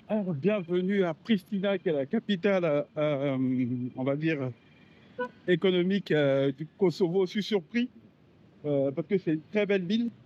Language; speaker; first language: French; native; French